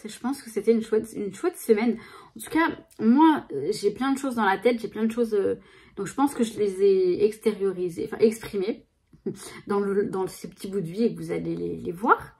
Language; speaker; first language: French; native; French